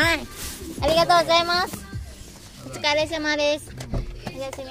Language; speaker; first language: Japanese; non-native, learner; Vietnamese